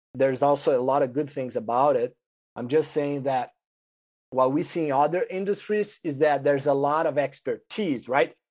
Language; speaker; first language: English; non-native, fluent; Portuguese